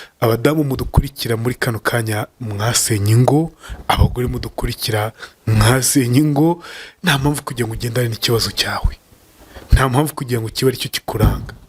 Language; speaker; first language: Kinyarwanda; native; Kinyarwanda